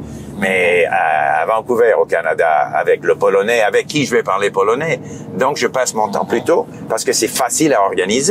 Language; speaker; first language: French; non-native, fluent; English